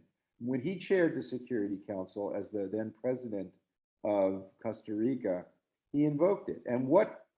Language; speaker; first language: English; native; English